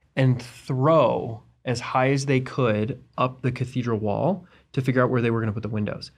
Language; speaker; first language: English; native; English